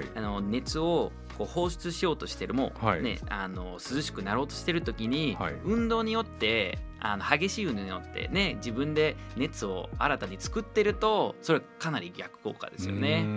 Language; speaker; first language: Japanese; non-native, fluent; English